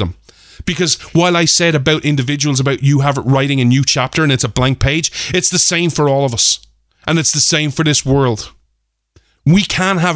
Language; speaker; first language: English; native; English